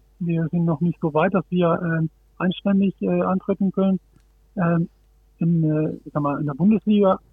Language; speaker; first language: German; non-native, fluent; Spanish